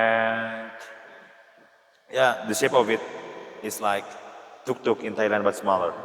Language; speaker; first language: English; non-native, learner; Indonesian